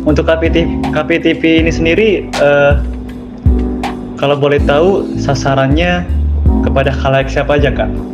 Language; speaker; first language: Indonesian; native; Indonesian